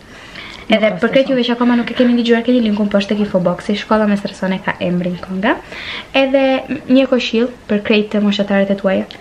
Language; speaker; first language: Albanian; early bilingual, heritage; Albanian